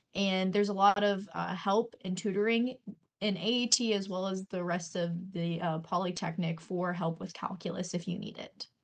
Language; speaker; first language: English; native; English